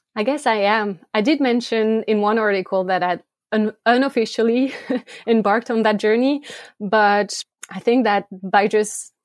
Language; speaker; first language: English; non-native, fluent; French